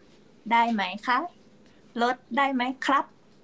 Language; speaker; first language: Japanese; non-native, fluent; Thai